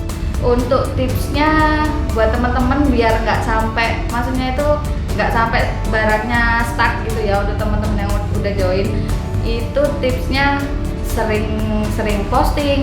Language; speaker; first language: Indonesian; native; Indonesian